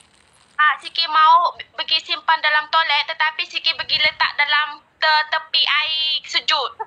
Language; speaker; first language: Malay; non-native, learner; Vietnamese